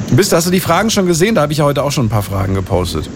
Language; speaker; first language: German; native; German